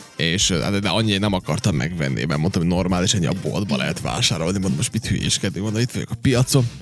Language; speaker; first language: Hungarian; native; Hungarian